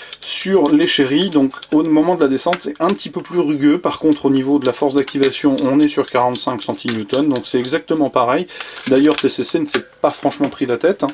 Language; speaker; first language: French; native; French